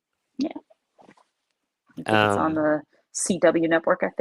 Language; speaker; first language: English; native; English